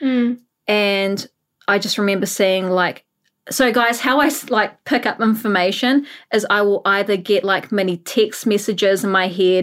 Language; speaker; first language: English; native; English